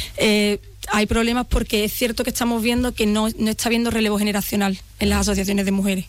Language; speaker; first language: Spanish; native; Spanish